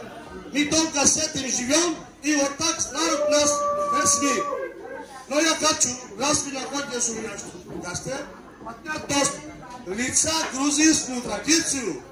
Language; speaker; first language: Russian; non-native, learner; Georgian